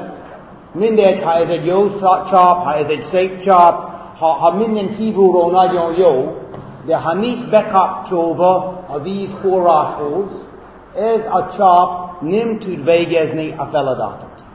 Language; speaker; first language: Hungarian; non-native, fluent; English